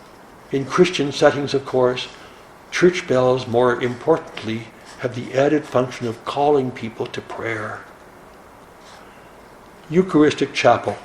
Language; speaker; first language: English; native; English